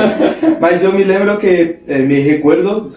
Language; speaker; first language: Spanish; non-native, learner; Portuguese